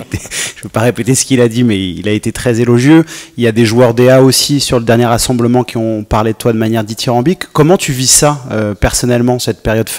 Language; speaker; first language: French; native; French